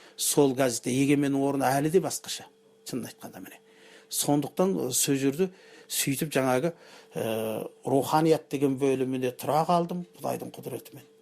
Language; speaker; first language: Kazakh; early bilingual, heritage; Kazakh